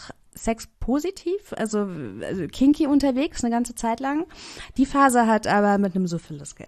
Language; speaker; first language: German; native; German